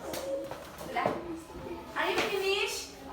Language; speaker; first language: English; non-native, learner; Indonesian